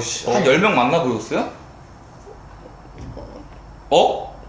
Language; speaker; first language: Korean; native; Korean